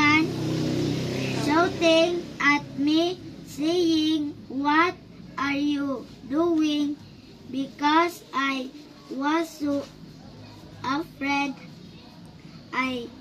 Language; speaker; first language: English; non-native, learner; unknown